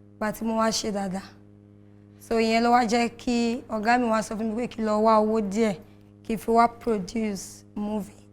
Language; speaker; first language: Yoruba; native; Yoruba